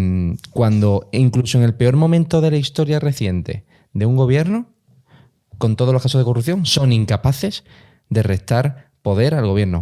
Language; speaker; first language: Spanish; native; Spanish